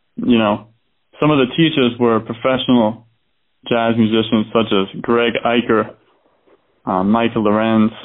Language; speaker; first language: English; native; English